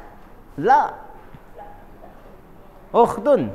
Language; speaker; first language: Arabic; non-native, fluent; Indonesian